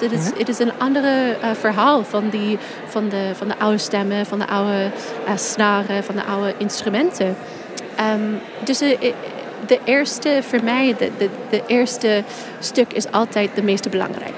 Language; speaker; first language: Dutch; non-native, fluent; English